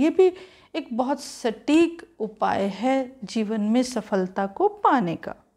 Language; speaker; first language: Hindi; native; Hindi